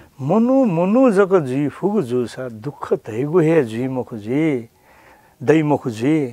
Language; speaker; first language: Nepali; non-native, local second language; Newari